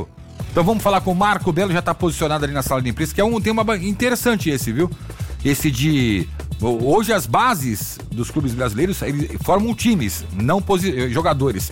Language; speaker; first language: Portuguese; native; Portuguese